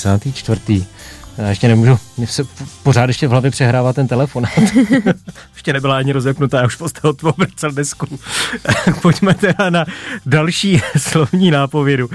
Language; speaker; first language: Czech; native; Czech